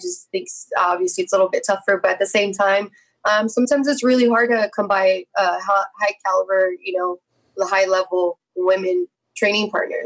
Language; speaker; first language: English; native; English